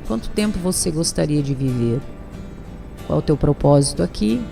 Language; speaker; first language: Portuguese; native; Portuguese